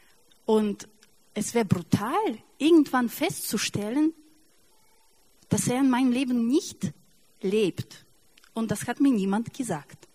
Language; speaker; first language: German; non-native, fluent; Russian